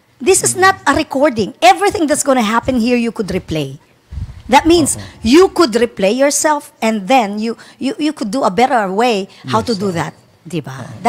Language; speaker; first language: English; non-native, local second language; Filipino